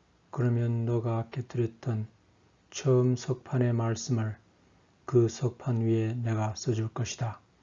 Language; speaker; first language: Korean; native; Korean